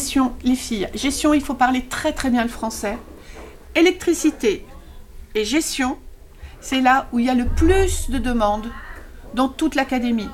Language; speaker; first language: French; native; French